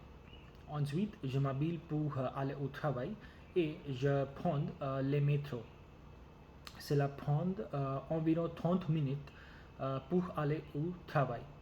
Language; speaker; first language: French; non-native, learner; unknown